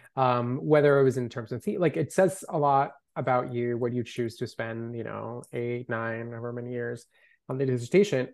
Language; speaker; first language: English; non-native, fluent; Spanish